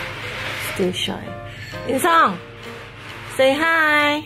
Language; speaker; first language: English; non-native, fluent; Korean